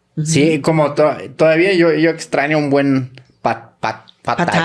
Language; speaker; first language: Spanish; native; Spanish